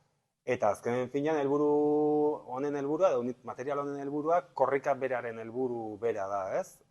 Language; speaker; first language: Basque; native; Basque